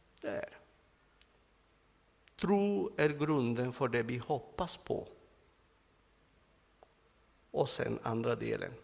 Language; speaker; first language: Swedish; non-native, fluent; Spanish